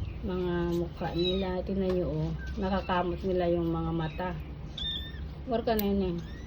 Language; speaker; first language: Filipino; non-native, local second language; Iloko